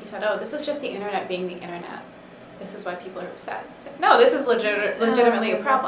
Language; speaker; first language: English; native; English